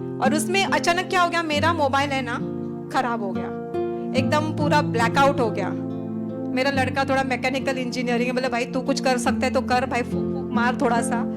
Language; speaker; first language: Hindi; non-native, local second language; Marathi